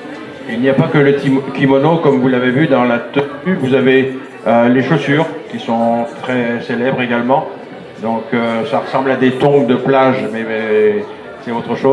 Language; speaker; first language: French; native; French